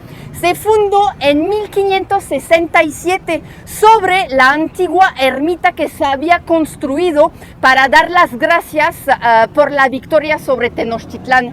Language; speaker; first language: Spanish; native; Spanish